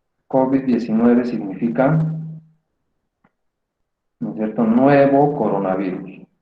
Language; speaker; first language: Spanish; native; Spanish